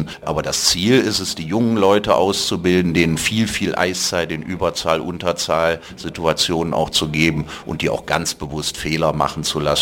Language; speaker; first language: German; native; German